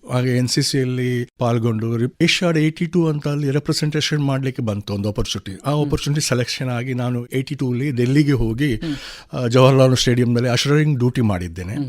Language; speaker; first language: Kannada; non-native, local second language; Konkani